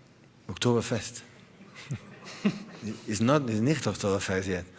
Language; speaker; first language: German; non-native, learner; Catalan